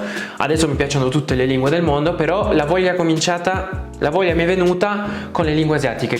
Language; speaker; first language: Italian; non-native, fluent; Spanish